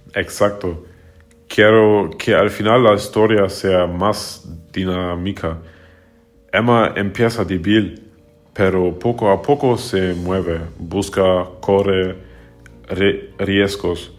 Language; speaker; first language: Spanish; non-native, learner; German